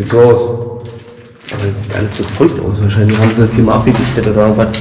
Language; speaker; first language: German; native; German